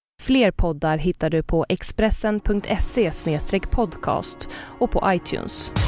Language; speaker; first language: Swedish; native; Swedish